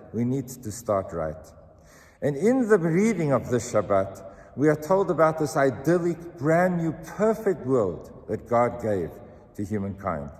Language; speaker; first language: English; native; English